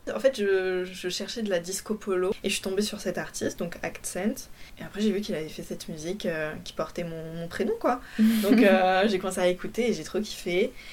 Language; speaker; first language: French; early bilingual, other home language; Polish